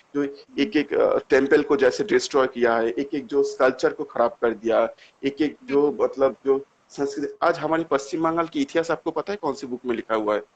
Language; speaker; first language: Hindi; non-native, local second language; Bangla